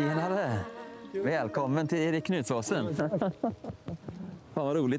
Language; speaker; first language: Swedish; native; Swedish